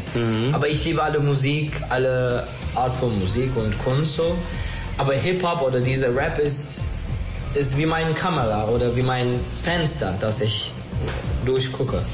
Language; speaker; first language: German; non-native, learner; Turkish